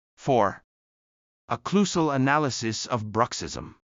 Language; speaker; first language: English; non-native, fluent; Japanese